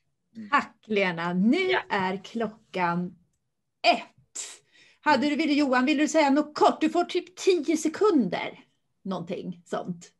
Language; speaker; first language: Swedish; native; Swedish